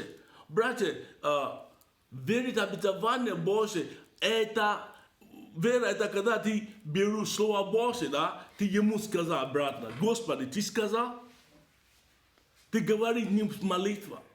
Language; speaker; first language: Russian; non-native, learner; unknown